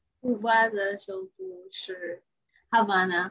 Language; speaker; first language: Chinese; non-native, learner; English